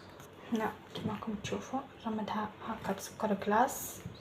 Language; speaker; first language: Arabic; native; Arabic